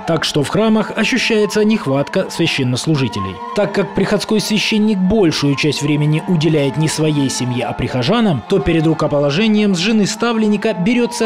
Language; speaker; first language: Russian; native; Russian